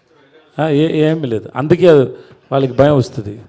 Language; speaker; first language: Telugu; non-native, learner; Tamil